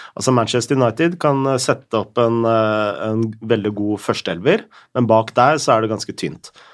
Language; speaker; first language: Norwegian; native; Norwegian